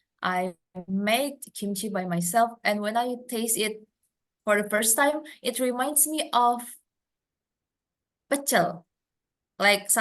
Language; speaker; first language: English; non-native, fluent; Indonesian